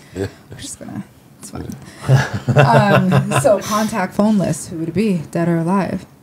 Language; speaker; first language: English; native; English